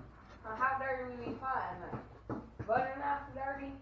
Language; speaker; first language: English; native; English